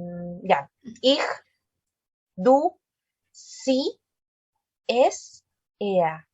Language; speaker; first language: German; non-native, learner; Spanish